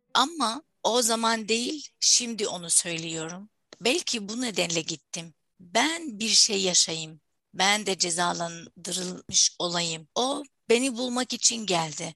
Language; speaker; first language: Turkish; non-native, fluent; Arabic